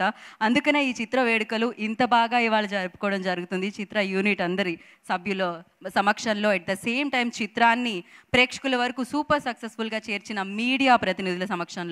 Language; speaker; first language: Telugu; native; Telugu